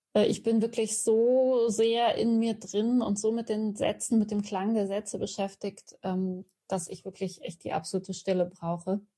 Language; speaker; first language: German; early bilingual, other home language; Persian